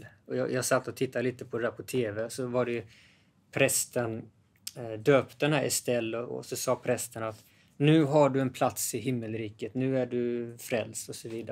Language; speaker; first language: Swedish; native; Swedish